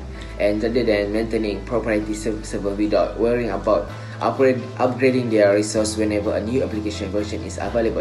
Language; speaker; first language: English; non-native, local second language; Malay